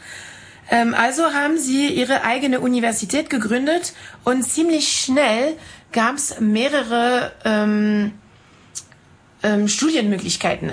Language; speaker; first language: German; non-native, fluent; French